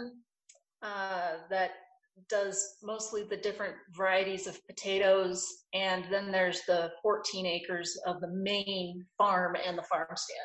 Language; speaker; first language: English; native; English